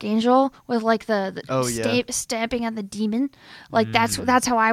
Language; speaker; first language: English; native; English